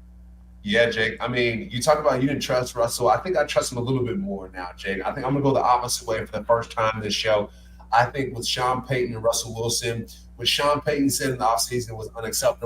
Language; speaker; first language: English; native; English